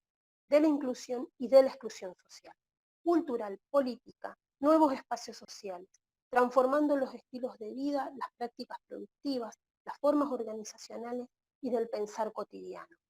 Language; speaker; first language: Spanish; native; Spanish